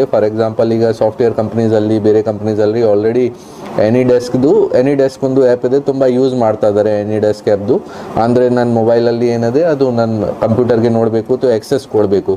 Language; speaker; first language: Kannada; non-native, local second language; Hindi